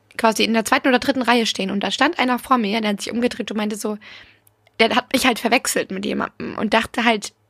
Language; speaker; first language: German; non-native, fluent; English